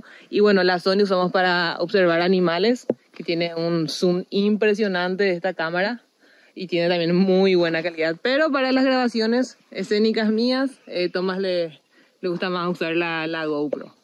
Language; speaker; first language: Spanish; native; Spanish